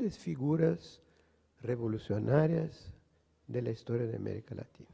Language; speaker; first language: Spanish; non-native, fluent; Portuguese